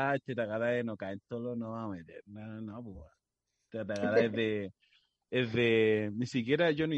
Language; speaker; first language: Spanish; native; Spanish